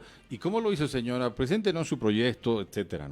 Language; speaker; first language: Spanish; native; Spanish